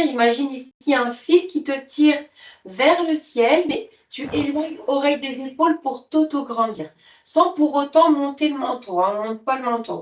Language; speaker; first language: French; native; French